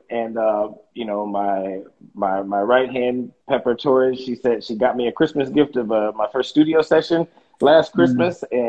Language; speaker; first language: English; native; English